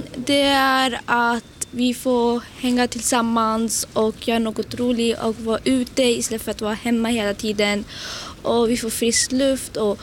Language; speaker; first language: Swedish; early bilingual, other home language; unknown